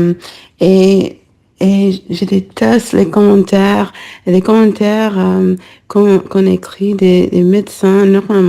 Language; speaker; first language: French; non-native, learner; English